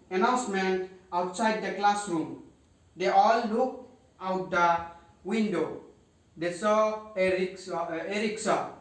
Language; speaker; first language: English; non-native, local second language; Assamese